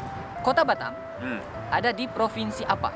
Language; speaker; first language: Indonesian; native; Indonesian